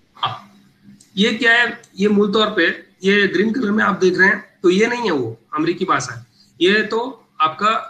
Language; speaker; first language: Hindi; native; Hindi